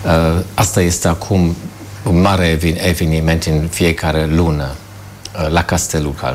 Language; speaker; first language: Romanian; non-native, fluent; German